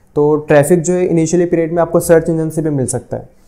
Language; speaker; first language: Hindi; non-native, local second language; Urdu